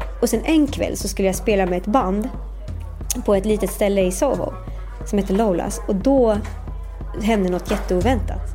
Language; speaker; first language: Swedish; early bilingual, other home language; Persian